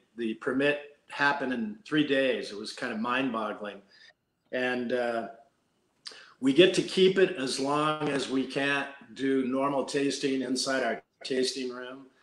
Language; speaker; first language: English; native; English